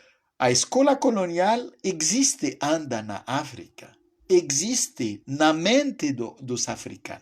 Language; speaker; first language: Portuguese; non-native, fluent; French